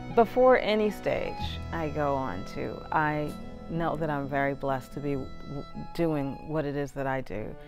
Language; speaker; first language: English; native; English